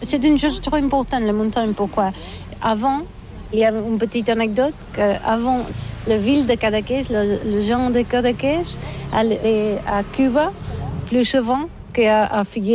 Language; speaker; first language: French; non-native, learner; Catalan